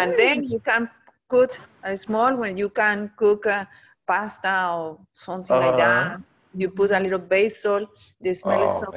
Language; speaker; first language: English; non-native, learner; Spanish